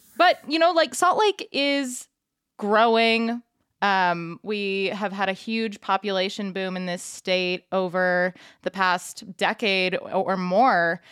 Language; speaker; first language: English; native; English